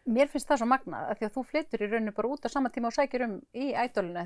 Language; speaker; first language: Icelandic; native; Icelandic